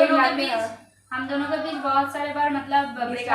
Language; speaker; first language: Hindi; non-native, local second language; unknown